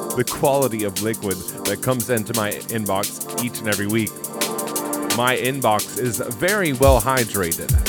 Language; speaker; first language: English; native; English